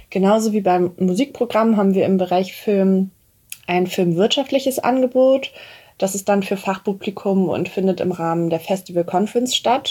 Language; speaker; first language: German; native; German